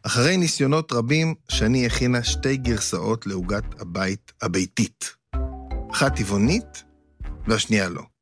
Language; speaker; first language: Hebrew; native; Hebrew